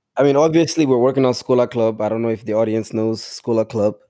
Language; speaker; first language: English; non-native, fluent; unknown